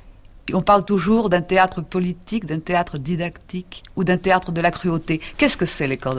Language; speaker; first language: French; native; French